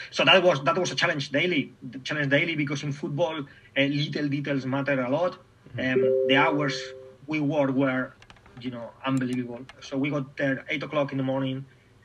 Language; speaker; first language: English; non-native, fluent; Spanish